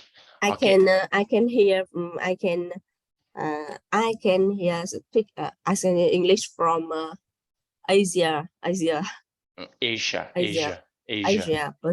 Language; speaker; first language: English; non-native, learner; Vietnamese